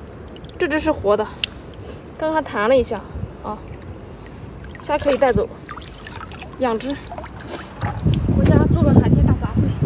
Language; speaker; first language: Chinese; native; Chinese